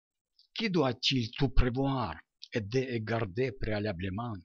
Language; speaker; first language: French; non-native, learner; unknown